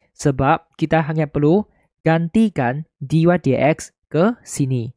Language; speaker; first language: Malay; non-native, local second language; Chinese